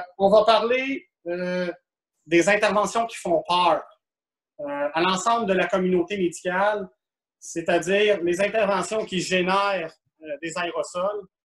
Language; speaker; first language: French; native; French